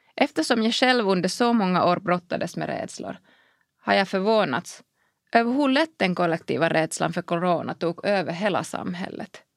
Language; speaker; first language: Swedish; non-native, local second language; Finnish